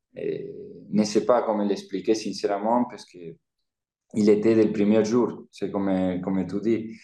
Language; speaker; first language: French; non-native, learner; Spanish